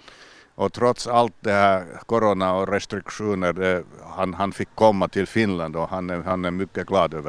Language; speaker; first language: Swedish; non-native, local second language; Finnish